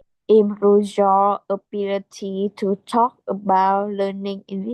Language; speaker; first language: English; non-native, learner; Vietnamese